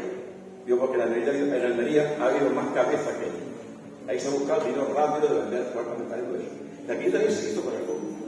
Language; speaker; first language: Spanish; native; Spanish